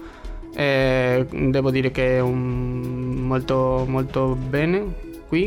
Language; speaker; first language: Italian; non-native, learner; Spanish